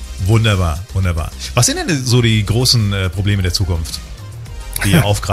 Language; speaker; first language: German; native; German